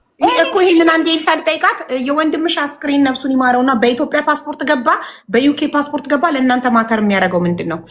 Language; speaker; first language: Amharic; native; Amharic